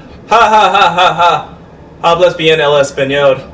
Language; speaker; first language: Spanish; non-native, fluent; English